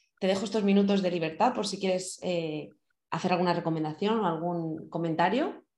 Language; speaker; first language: Spanish; native; Spanish